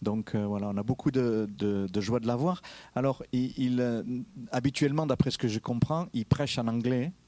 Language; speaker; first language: French; native; French